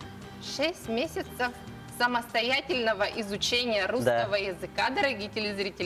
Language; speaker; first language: Russian; native; Russian